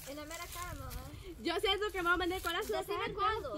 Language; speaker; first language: Spanish; native; Spanish